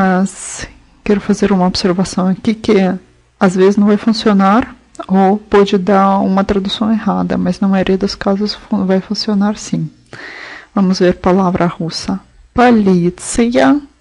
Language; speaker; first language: Portuguese; non-native, fluent; Russian